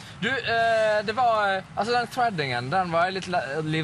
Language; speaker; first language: Norwegian; native; Norwegian